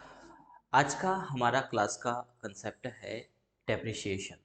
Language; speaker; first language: Hindi; native; Hindi